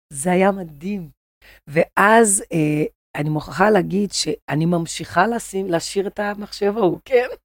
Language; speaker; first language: Hebrew; non-native, fluent; Portuguese